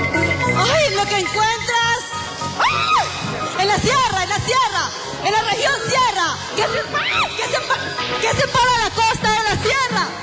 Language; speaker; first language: Spanish; native; Spanish